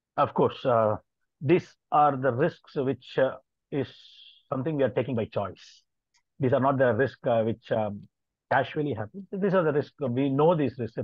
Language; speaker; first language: English; non-native, local second language; Tamil